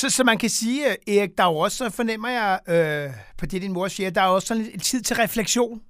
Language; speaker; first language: Danish; native; Danish